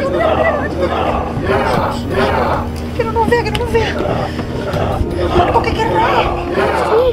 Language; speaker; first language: Spanish; native; Spanish